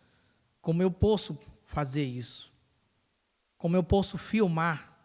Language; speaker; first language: Portuguese; non-native, local second language; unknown